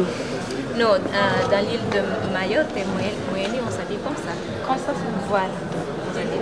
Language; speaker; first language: French; non-native, local second language; Comorian